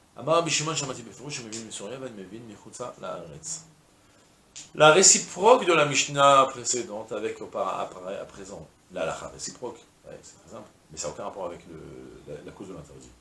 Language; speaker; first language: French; native; French